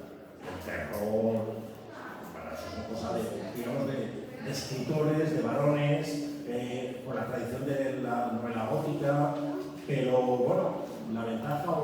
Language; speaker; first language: Spanish; native; Spanish